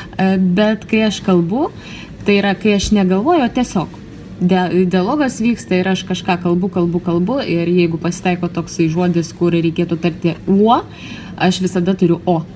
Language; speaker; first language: Lithuanian; non-native, local second language; Russian